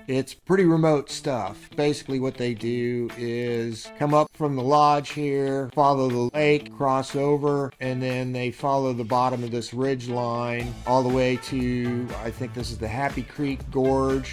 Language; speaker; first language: English; native; English